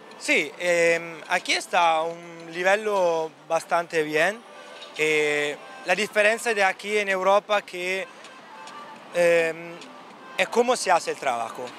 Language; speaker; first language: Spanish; non-native, learner; Italian